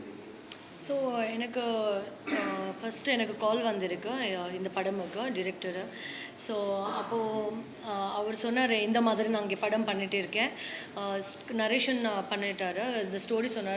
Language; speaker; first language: Tamil; non-native, learner; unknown